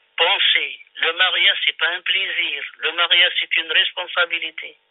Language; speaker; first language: French; non-native, local second language; Arabic